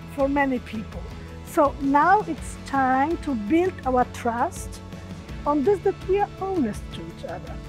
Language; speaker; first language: English; non-native, learner; Polish